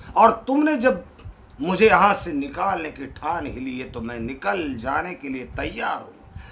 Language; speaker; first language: Hindi; non-native, local second language; Marathi